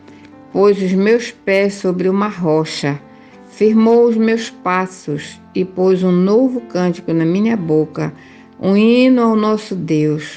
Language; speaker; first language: Portuguese; native; Portuguese